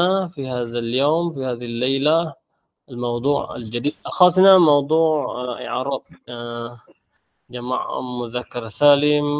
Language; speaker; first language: Arabic; non-native, fluent; Malay